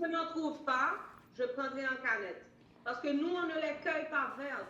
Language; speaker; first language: French; native; French